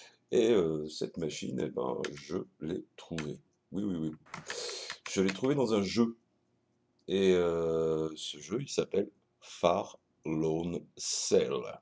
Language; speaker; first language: French; native; French